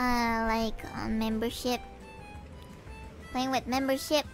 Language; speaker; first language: English; non-native, fluent; Indonesian